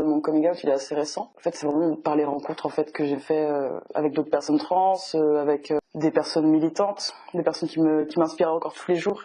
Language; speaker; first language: French; native; French